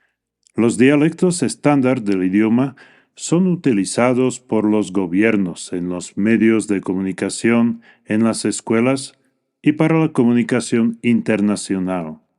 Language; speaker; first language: Spanish; non-native, fluent; English